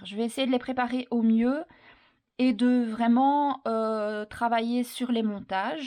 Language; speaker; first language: French; native; French